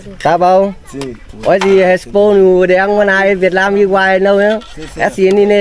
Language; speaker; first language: Portuguese; non-native, learner; Vietnamese